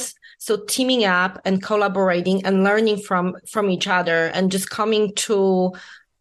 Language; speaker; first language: English; non-native, fluent; Polish